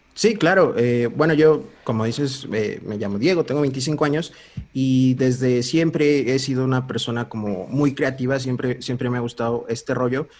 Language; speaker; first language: Spanish; early bilingual, heritage; Spanish